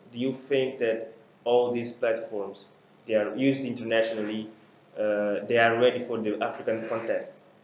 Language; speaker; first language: English; non-native, fluent; Portuguese